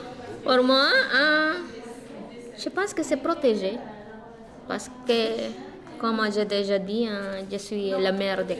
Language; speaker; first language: French; non-native, learner; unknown